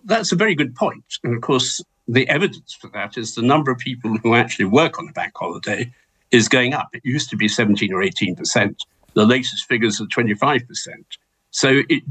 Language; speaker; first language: English; native; English